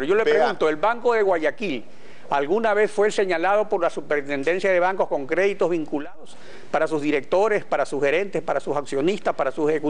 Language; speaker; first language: Spanish; native; Spanish